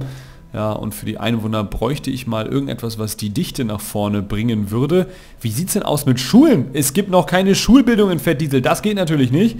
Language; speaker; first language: German; native; German